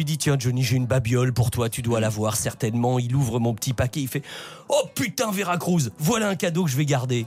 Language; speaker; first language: French; native; French